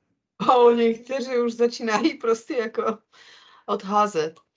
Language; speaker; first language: Czech; non-native, fluent; Polish